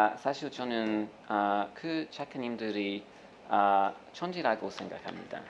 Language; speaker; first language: Korean; non-native, fluent; English